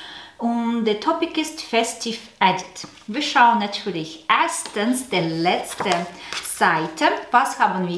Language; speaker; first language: German; non-native, learner; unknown